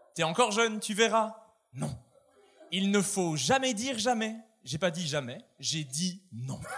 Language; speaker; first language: French; native; French